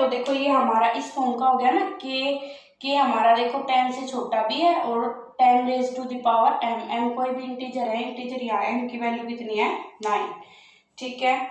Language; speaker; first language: Hindi; native; Hindi